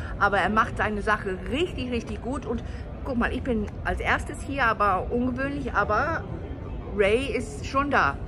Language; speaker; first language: German; non-native, fluent; English